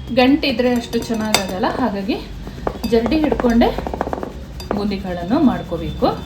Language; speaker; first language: Kannada; native; Kannada